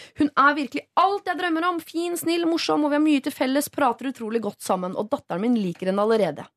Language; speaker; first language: Norwegian; native; Norwegian